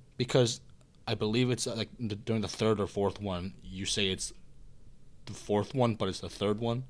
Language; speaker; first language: English; early bilingual, other home language; Korean